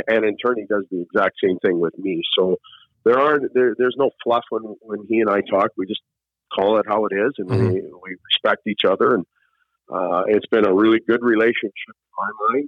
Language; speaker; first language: English; native; English